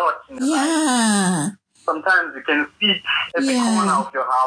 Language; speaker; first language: English; non-native, local second language; North Ndebele